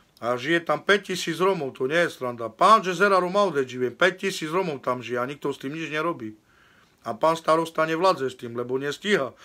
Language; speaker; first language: Slovak; native; Slovak